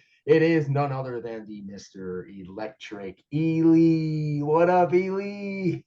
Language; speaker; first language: English; native; English